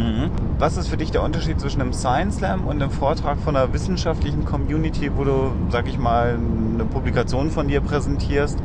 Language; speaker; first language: German; native; German